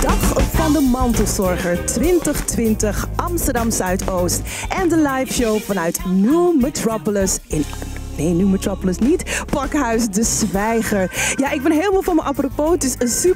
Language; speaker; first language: Dutch; native; Dutch